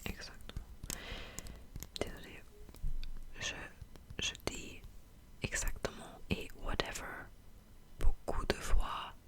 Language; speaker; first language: French; non-native, fluent; German